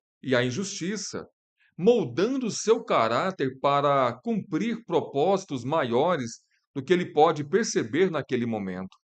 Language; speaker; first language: Portuguese; native; Portuguese